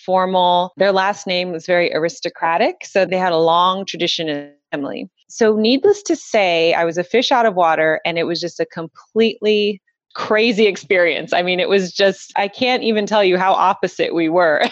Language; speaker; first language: English; native; English